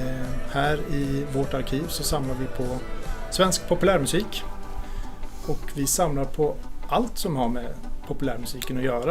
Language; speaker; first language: Swedish; native; Swedish